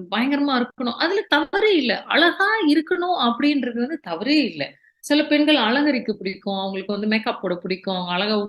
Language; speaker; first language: Tamil; early bilingual, heritage; Tamil